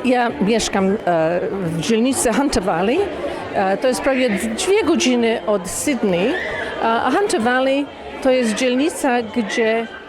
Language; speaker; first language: Polish; early bilingual, heritage; Polish